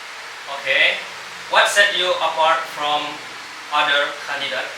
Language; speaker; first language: English; non-native, learner; Indonesian